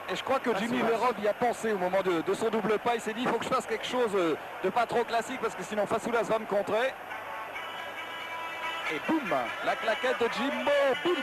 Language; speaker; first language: French; native; French